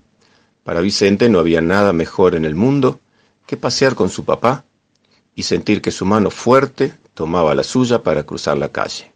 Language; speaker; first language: Spanish; native; Spanish